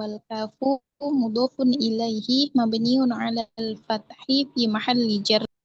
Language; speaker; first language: Arabic; non-native, learner; Indonesian